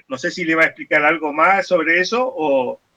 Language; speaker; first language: Spanish; native; Spanish